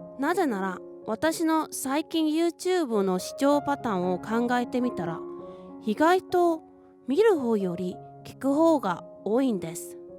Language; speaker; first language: Japanese; non-native, fluent; Korean